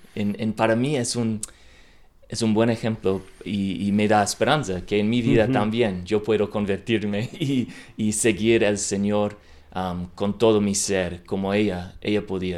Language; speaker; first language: Spanish; non-native, learner; English